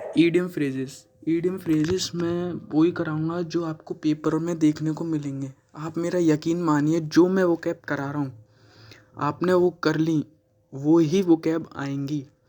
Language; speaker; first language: Hindi; native; Hindi